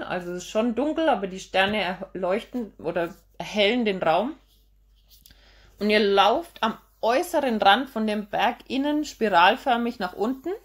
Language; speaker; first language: German; native; German